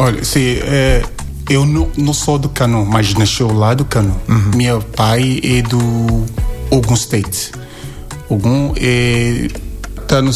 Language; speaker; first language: Portuguese; non-native, learner; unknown